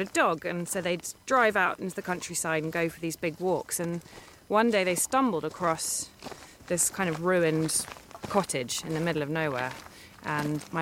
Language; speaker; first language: English; native; English